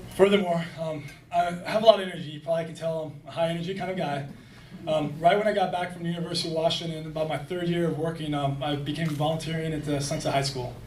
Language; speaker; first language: English; native; English